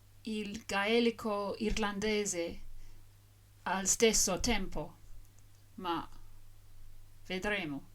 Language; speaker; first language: Italian; non-native, fluent; English